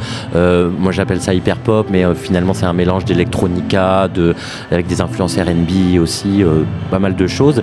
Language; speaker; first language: French; native; French